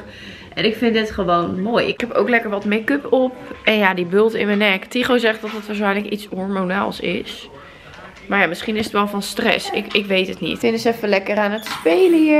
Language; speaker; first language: Dutch; native; Dutch